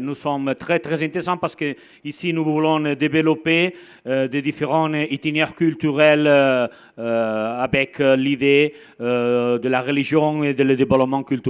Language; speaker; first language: French; non-native, learner; Italian